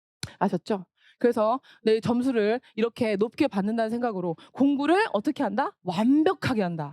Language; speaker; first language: Korean; native; Korean